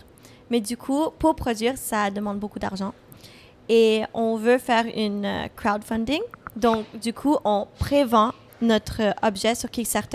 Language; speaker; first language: French; non-native, fluent; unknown